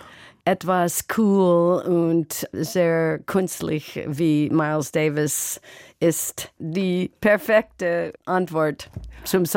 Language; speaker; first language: German; non-native, learner; English